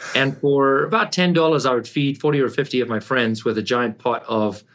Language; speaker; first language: English; native; English